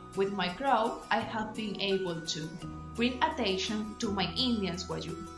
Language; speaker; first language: English; non-native, learner; Spanish